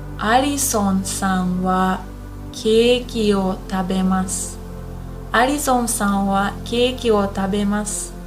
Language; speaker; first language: Japanese; non-native, fluent; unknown